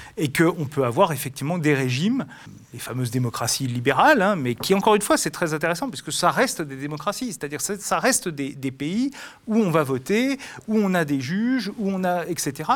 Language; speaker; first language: French; native; French